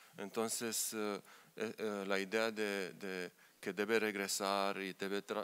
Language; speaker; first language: Spanish; non-native, learner; Romanian